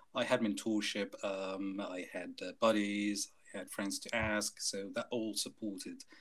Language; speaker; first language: English; non-native, fluent; Arabic